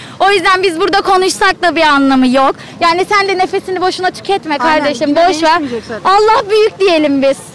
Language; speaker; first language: Turkish; native; Turkish